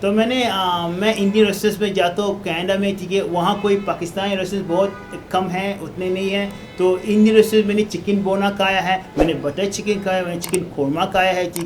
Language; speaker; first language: Hindi; non-native, learner; Arabic